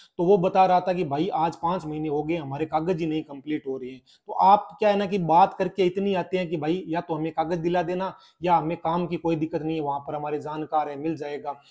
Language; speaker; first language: Hindi; native; Hindi